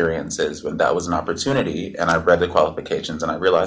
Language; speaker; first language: English; native; English